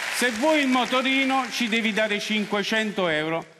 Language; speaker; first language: Italian; native; Italian